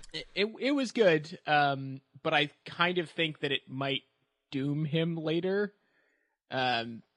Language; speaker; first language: English; native; English